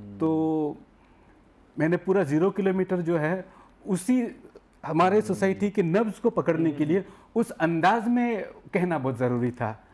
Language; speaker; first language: Hindi; non-native, local second language; Nyishi